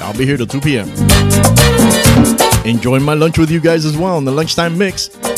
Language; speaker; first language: English; native; English